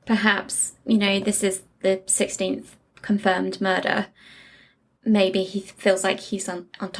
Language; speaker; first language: English; native; English